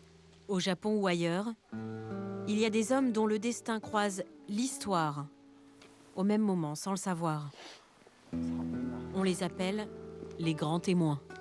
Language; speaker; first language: French; native; French